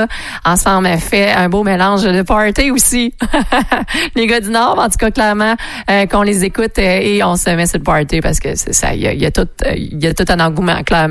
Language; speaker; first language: French; native; French